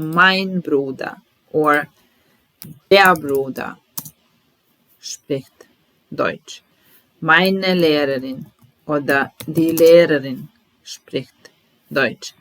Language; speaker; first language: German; non-native, fluent; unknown